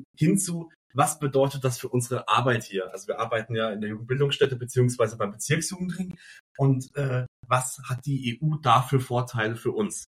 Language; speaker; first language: German; native; German